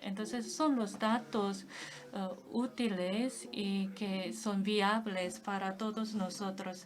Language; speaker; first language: Spanish; non-native, fluent; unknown